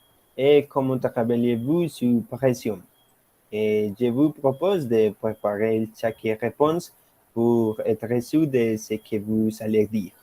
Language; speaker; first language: French; non-native, learner; Spanish